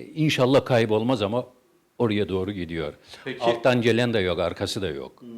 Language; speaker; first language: Turkish; native; Turkish